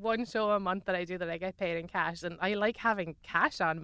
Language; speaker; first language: English; native; English